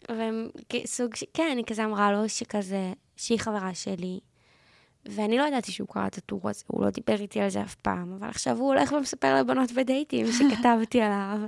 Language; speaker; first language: Hebrew; native; Hebrew